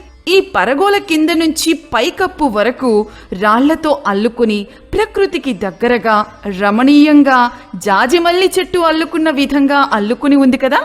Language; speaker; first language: Telugu; native; Telugu